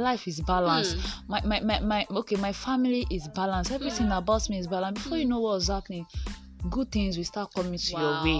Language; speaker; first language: English; non-native, local second language; Yoruba